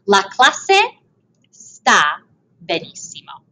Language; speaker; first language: Italian; non-native, fluent; English